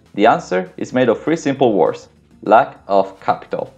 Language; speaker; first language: English; non-native, fluent; Italian